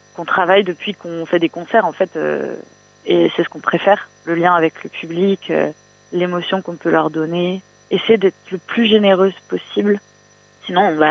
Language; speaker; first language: French; native; French